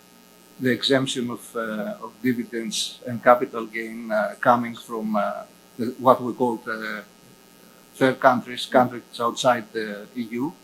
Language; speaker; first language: English; non-native, fluent; Greek